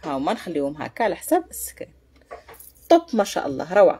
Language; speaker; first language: Arabic; native; Arabic